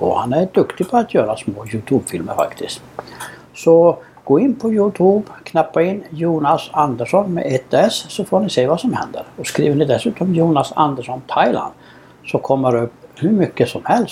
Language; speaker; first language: Swedish; native; Swedish